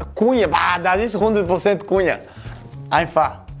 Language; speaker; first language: German; non-native, learner; Portuguese